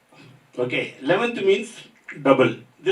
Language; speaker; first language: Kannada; non-native, fluent; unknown